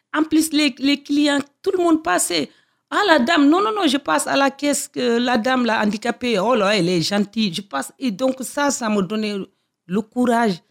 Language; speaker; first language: French; non-native, local second language; Fula